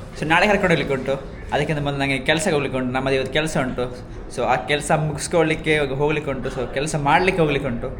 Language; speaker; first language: Kannada; non-native, local second language; Tulu